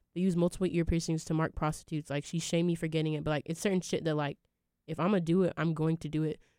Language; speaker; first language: English; early bilingual, other home language; Akan